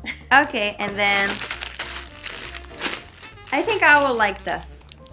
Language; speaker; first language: English; non-native, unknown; Japanese